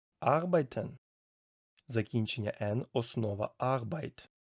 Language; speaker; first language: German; non-native, fluent; Ukrainian